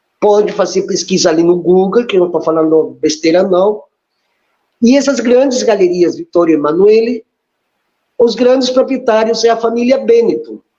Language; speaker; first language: Portuguese; non-native, fluent; Spanish